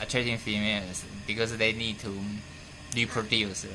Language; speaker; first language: English; non-native, fluent; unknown